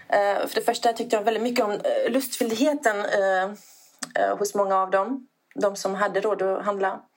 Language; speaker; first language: Swedish; non-native, fluent; Italian